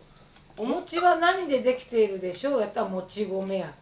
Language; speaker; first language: Japanese; native; Japanese